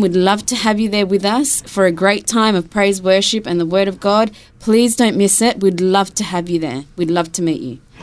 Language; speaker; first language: English; early bilingual, other home language; Spanish